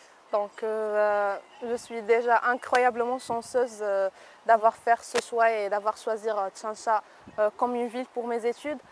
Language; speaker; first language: French; non-native, local second language; Arabic